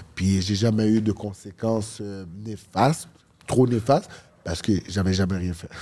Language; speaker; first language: French; early bilingual, other home language; Haitian Creole